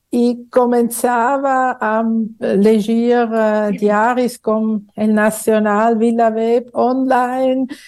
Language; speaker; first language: Catalan; non-native, fluent; German